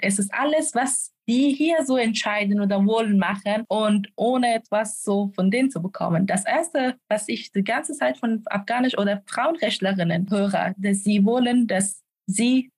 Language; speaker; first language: German; non-native, fluent; Persian